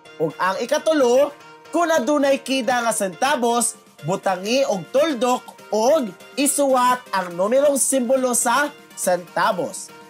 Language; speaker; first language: Cebuano; native; Cebuano